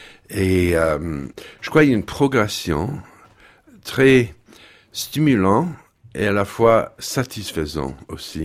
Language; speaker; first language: French; non-native, fluent; English